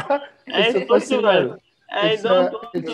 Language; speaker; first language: English; non-native, learner; French